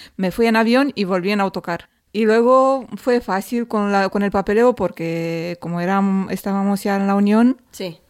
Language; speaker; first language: Spanish; non-native, fluent; Romanian